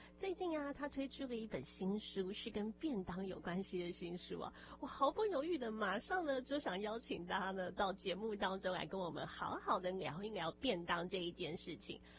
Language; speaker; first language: Chinese; native; Chinese